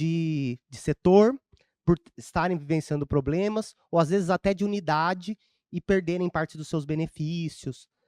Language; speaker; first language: Portuguese; native; Portuguese